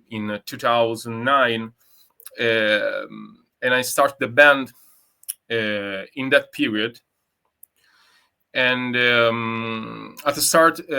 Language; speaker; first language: English; non-native, learner; Italian